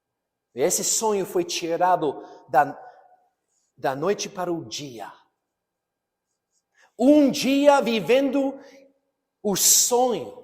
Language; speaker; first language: Portuguese; non-native, fluent; English